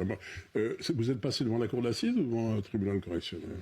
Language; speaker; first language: French; native; French